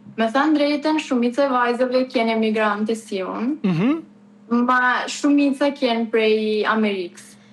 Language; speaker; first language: Albanian; early bilingual, heritage; Albanian